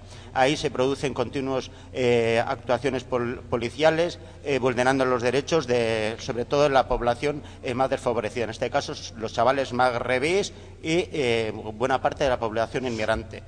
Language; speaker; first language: Spanish; native; Spanish